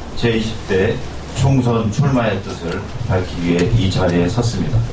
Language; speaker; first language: Korean; native; Korean